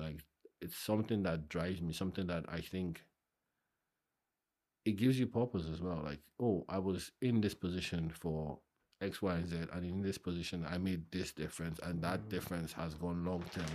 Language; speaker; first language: English; non-native, local second language; Yoruba